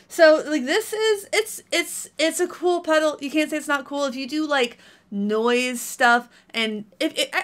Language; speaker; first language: English; native; English